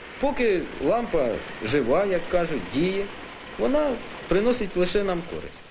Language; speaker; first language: Ukrainian; native; Ukrainian